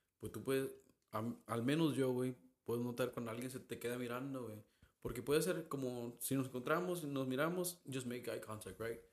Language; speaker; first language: Spanish; early bilingual, heritage; Spanish